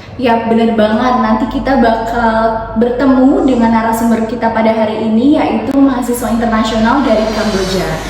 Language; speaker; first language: Indonesian; native; Indonesian